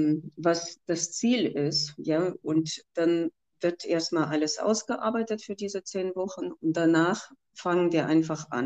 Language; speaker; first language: German; non-native, fluent; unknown